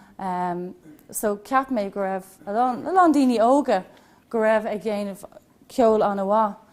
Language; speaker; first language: Irish; non-native, local second language; English